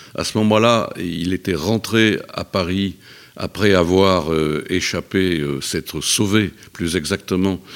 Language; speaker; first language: French; native; French